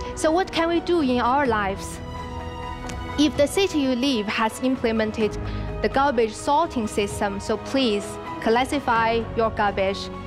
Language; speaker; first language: English; non-native, fluent; Chinese